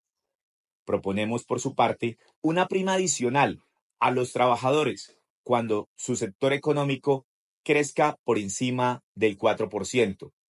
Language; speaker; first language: Spanish; native; Spanish